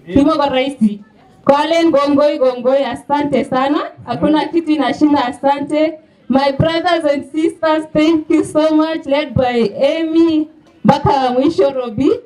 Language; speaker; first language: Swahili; non-native, local second language; Kalenjin